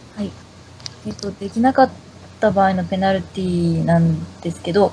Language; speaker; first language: Japanese; native; Japanese